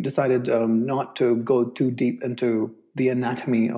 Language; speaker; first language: English; non-native, local second language; Urdu